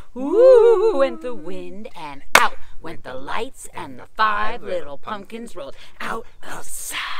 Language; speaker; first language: English; native; English